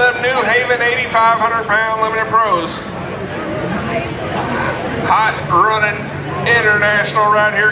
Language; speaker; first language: English; native; English